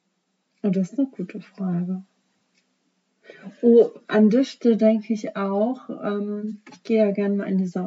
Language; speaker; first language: German; native; German